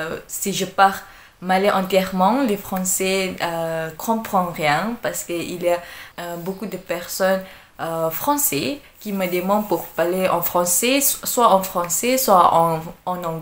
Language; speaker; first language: French; non-native, learner; Malay